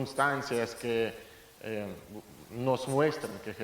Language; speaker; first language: Spanish; non-native, fluent; Russian